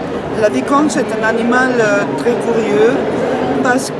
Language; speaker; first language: French; non-native, fluent; Spanish